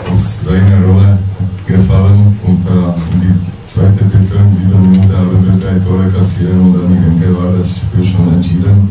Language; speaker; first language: German; non-native, learner; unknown